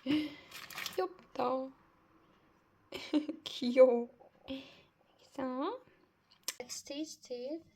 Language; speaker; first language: Korean; non-native, learner; English